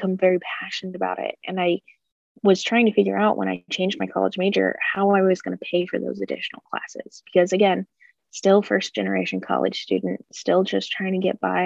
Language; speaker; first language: English; native; English